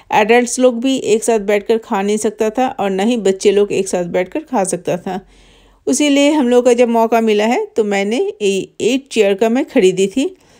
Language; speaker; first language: Hindi; non-native, local second language; Bangla